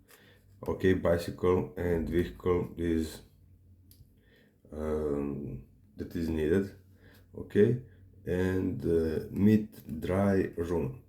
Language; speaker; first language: English; non-native, learner; Serbian